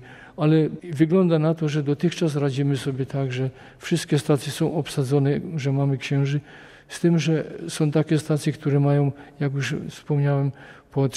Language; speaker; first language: Polish; native; Polish